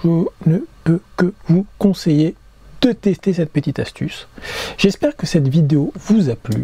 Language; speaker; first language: French; native; French